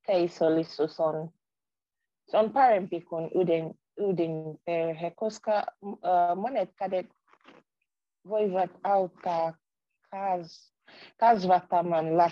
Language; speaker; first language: Finnish; non-native, learner; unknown